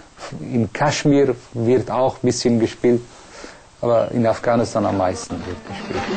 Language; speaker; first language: German; non-native, fluent; Persian